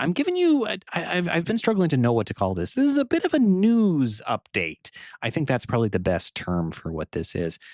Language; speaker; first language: English; native; English